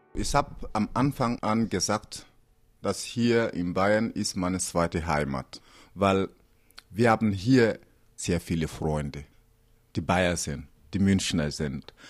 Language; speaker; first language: German; non-native, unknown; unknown